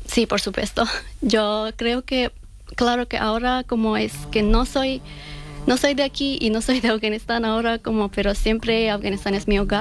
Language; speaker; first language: Spanish; non-native, fluent; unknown